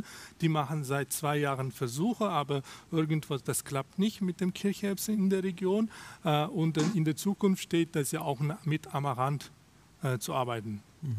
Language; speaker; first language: German; non-native, fluent; Russian